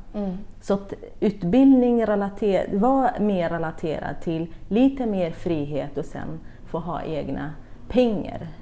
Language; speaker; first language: Swedish; non-native, fluent; Kurdish